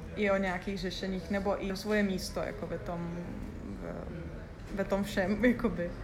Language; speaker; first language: Czech; non-native, fluent; Lithuanian